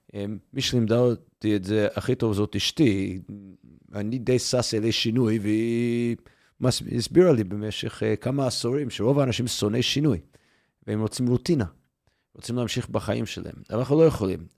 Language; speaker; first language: Hebrew; non-native, fluent; English